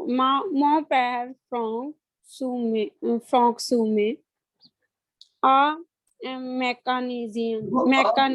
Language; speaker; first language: French; non-native, learner; Hindi